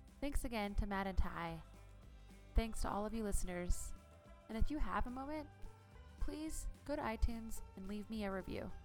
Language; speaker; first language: English; native; English